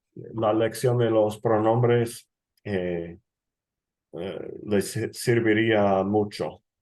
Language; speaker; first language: Spanish; non-native, fluent; English